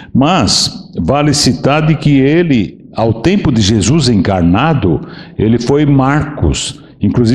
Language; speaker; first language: Portuguese; native; Portuguese